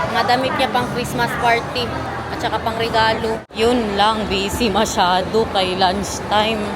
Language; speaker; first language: Filipino; non-native, local second language; Cebuano